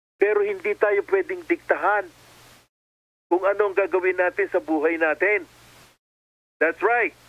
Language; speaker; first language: Filipino; native; Filipino